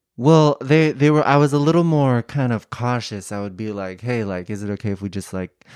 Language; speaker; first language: English; native; English